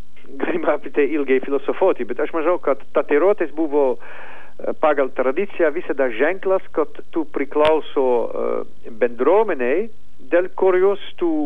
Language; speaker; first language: Lithuanian; non-native, learner; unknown